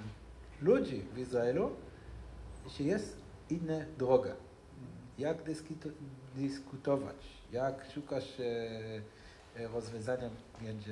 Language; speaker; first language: Polish; non-native, learner; Hebrew